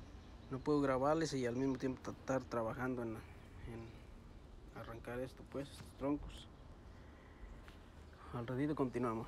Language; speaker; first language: Spanish; native; Spanish